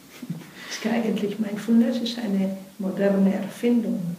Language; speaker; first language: German; non-native, fluent; Spanish